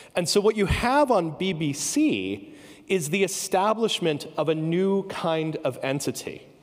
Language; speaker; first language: English; native; English